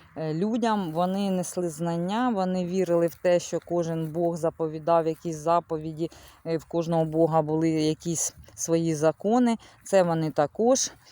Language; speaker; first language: Ukrainian; non-native, local second language; Russian